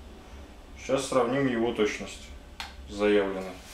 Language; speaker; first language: Russian; native; Russian